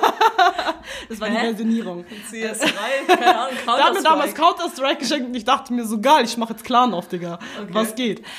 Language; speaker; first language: German; native; German